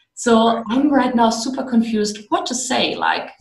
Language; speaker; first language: English; non-native, fluent; German